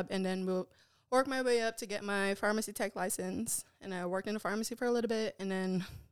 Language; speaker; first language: English; non-native, local second language; Filipino